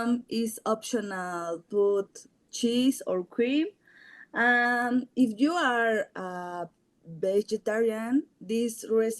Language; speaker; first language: English; non-native, learner; Spanish